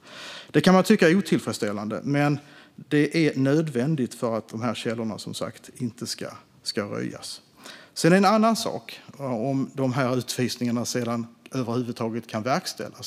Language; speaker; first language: Swedish; native; Swedish